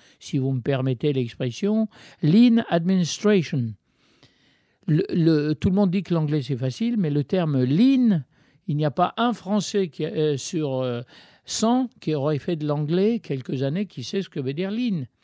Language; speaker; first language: French; early bilingual, other home language; Arabic